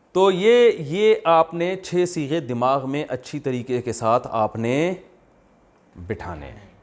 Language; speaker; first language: Urdu; native; Urdu